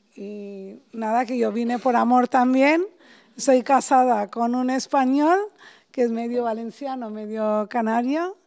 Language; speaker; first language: Spanish; non-native, fluent; Bangla